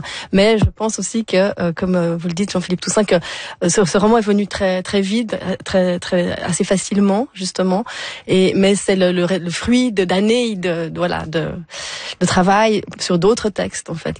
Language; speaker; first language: French; native; French